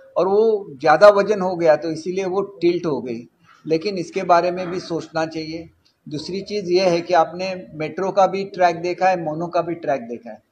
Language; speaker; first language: Hindi; non-native, local second language; Marathi